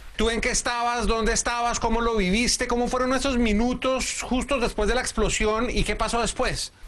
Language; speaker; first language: Spanish; native; Spanish